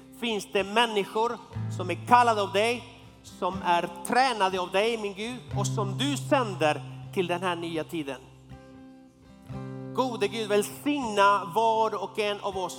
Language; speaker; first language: Swedish; non-native, fluent; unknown